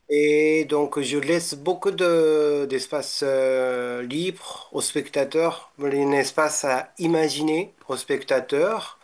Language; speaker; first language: French; non-native, fluent; Japanese